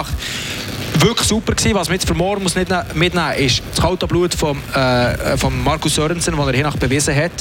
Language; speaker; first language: German; native; German